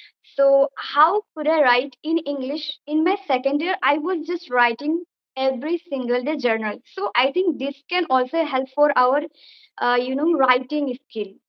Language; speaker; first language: English; non-native, fluent; Bangla